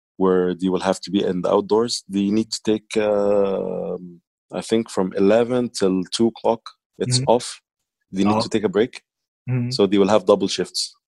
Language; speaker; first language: English; non-native, fluent; Arabic